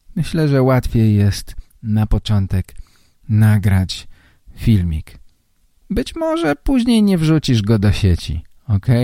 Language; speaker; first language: Polish; native; Polish